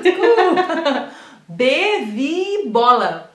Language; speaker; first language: German; non-native, fluent; Portuguese